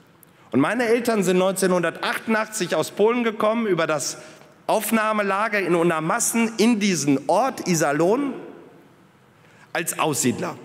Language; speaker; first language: German; early bilingual, other home language; Polish